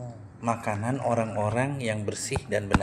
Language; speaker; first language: Indonesian; native; Indonesian